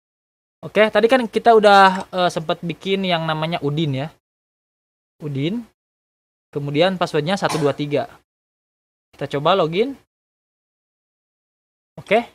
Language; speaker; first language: Indonesian; native; Indonesian